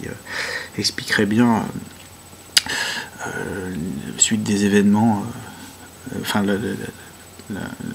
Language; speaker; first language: French; native; French